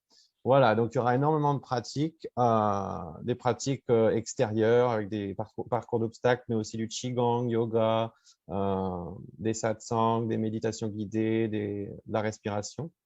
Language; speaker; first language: French; native; French